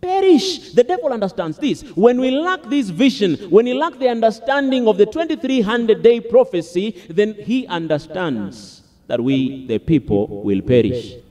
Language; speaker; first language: English; non-native, local second language; Swahili